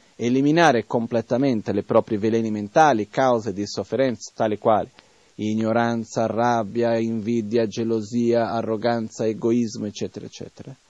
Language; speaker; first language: Italian; non-native, fluent; Portuguese